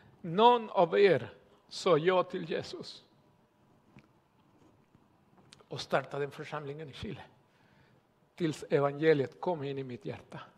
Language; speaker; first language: Swedish; non-native, fluent; Spanish